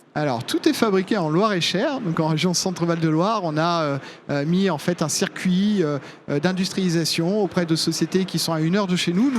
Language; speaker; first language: French; native; French